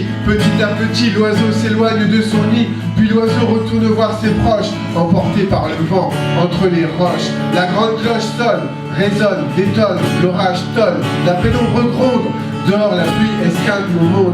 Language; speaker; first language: French; native; French